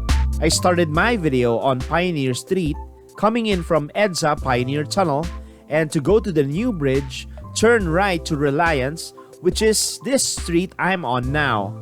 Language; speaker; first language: English; non-native, local second language; Filipino